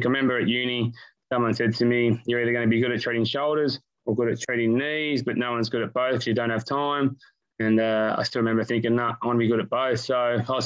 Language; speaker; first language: English; native; English